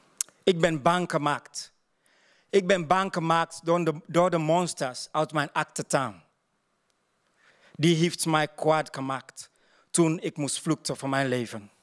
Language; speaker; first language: Dutch; non-native, learner; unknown